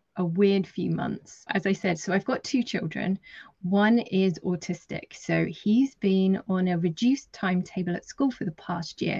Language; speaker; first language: English; native; English